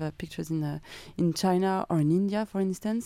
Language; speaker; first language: English; non-native, fluent; French